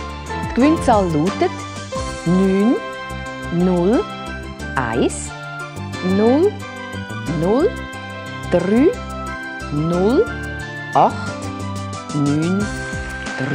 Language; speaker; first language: German; native; German